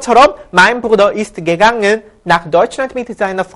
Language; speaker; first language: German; non-native, fluent; Korean